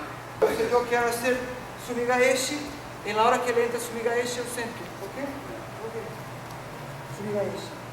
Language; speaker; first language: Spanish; non-native, learner; Portuguese